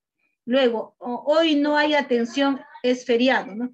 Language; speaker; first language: Spanish; non-native, local second language; Quechua